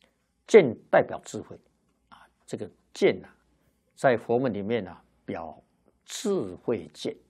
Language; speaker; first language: Chinese; native; Chinese